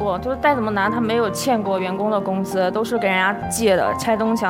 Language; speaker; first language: Chinese; native; Chinese